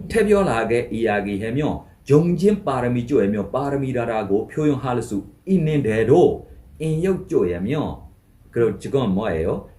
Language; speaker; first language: Korean; non-native, learner; Burmese